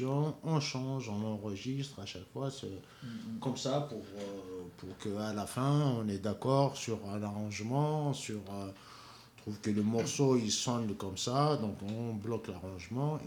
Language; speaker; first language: French; non-native, local second language; Kabyle